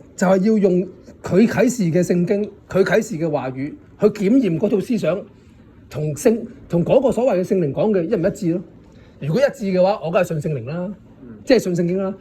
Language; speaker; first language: Cantonese; native; Cantonese